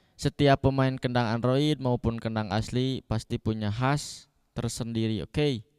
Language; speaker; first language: Indonesian; non-native, local second language; Sundanese